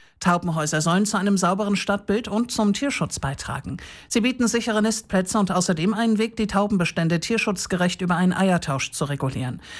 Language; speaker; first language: German; native; German